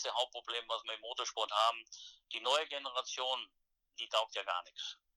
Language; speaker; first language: German; native; German